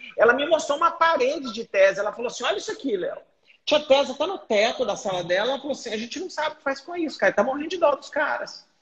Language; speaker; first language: Portuguese; native; Portuguese